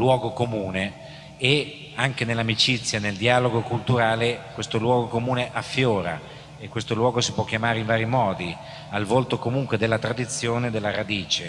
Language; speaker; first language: Italian; native; Italian